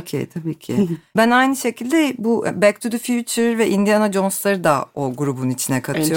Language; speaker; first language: Turkish; native; Turkish